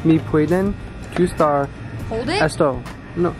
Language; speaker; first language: Spanish; non-native, learner; English